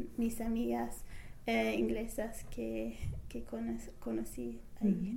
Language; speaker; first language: Spanish; non-native, fluent; English